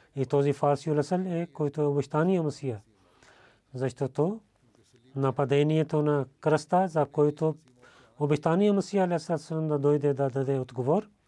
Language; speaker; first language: Bulgarian; non-native, learner; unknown